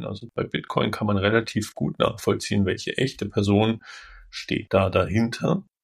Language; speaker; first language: German; native; German